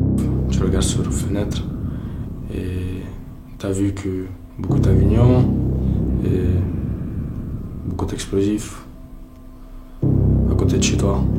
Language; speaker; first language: French; non-native, learner; Ukrainian